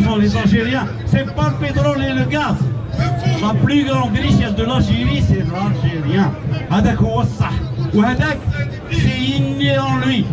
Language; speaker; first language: French; non-native, local second language; Arabic